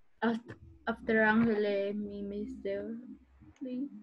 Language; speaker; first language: English; non-native, learner; Spanish